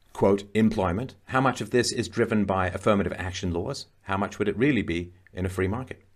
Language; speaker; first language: English; native; English